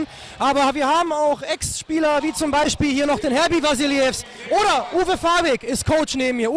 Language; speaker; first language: German; native; German